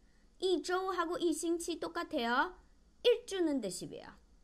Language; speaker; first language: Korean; non-native, fluent; Chinese